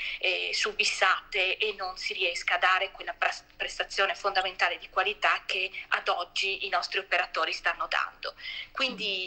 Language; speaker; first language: Italian; native; Italian